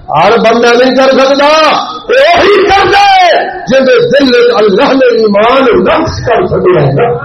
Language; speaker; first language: Urdu; non-native, local second language; Punjabi